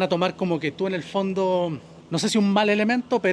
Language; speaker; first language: Spanish; native; Spanish